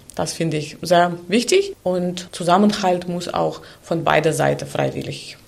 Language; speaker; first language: German; non-native, fluent; Russian